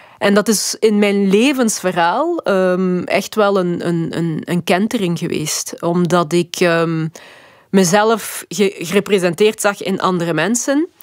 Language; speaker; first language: Dutch; early bilingual, other home language; Lingala